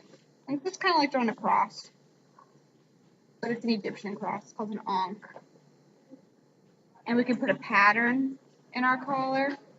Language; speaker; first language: English; native; English